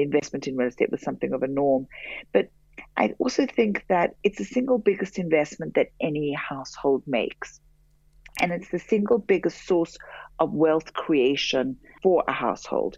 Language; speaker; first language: English; native; English